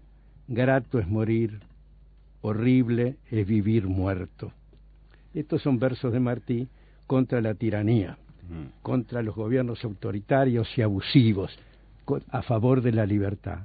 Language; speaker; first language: Spanish; native; Spanish